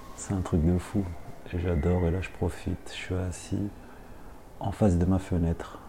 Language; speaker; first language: French; early bilingual, other home language; Khmer